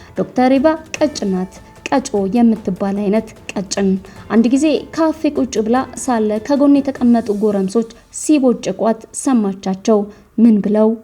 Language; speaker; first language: Amharic; native; Amharic